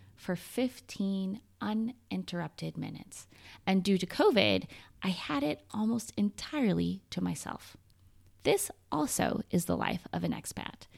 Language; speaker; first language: English; native; English